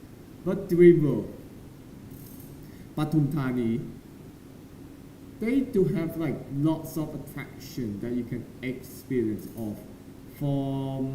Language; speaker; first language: English; non-native, learner; Thai